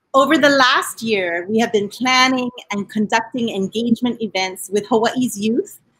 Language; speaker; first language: English; native; English